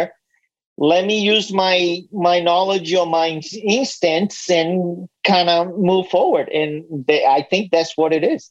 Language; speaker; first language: English; non-native, fluent; Portuguese